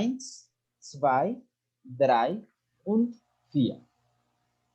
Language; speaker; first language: German; non-native, fluent; Spanish